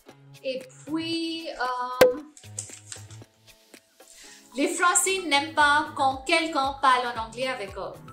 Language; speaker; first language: French; non-native, fluent; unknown